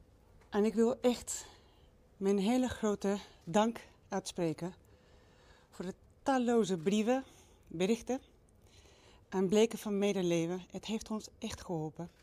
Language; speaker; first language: Dutch; non-native, local second language; Spanish